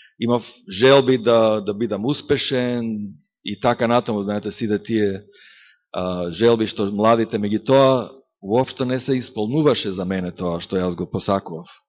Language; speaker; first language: Macedonian; native; Macedonian